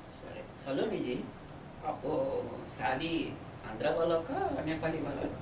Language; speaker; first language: Hindi; non-native, local second language; Telugu